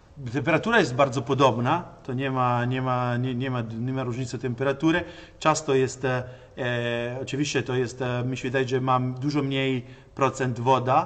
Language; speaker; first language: Polish; non-native, learner; Italian